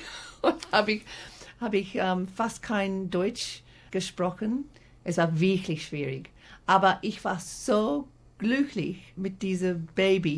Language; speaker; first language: German; non-native, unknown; English